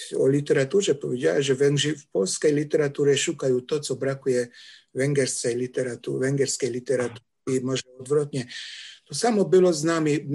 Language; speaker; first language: Polish; non-native, fluent; Hungarian